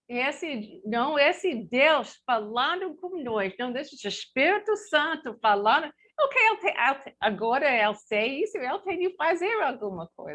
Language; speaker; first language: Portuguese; non-native, learner; English